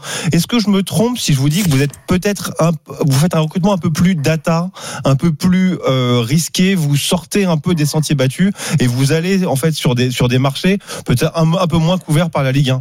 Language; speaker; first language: French; native; French